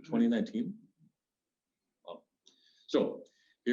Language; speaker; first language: English; native; English